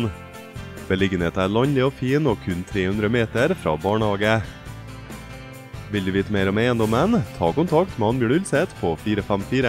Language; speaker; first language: Norwegian; native; Norwegian